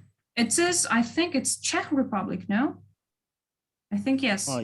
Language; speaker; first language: English; non-native, fluent; Kyrgyz